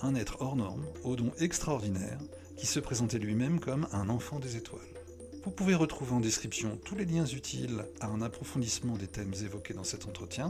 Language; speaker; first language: French; native; French